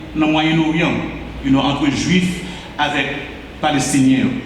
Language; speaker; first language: French; non-native, local second language; Haitian Creole